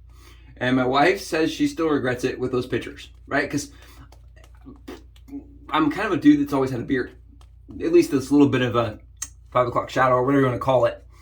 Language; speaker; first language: English; native; English